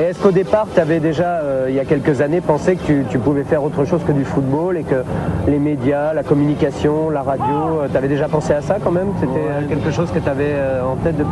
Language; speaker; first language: French; native; French